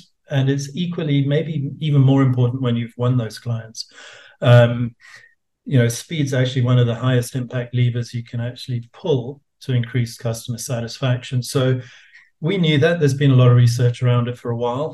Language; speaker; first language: English; native; English